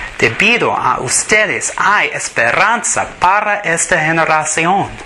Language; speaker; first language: Spanish; non-native, learner; English